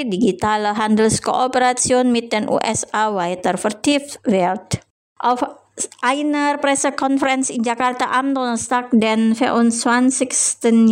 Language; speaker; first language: German; non-native, fluent; Indonesian